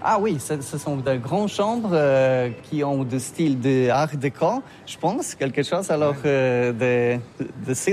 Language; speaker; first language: French; non-native, learner; Polish